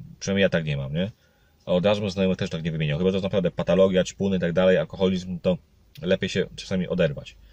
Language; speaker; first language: Polish; native; Polish